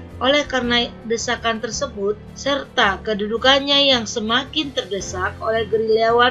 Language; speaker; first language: Indonesian; native; Indonesian